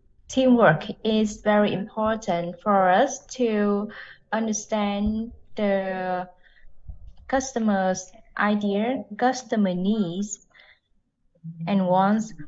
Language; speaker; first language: English; non-native, learner; Vietnamese